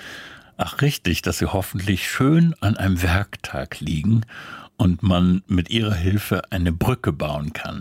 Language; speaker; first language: German; native; German